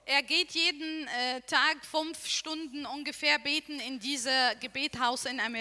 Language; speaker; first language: German; non-native, learner; Arabic